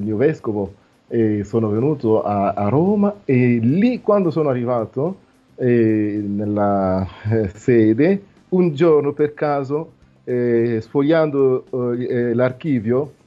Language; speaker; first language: Italian; non-native, fluent; Nande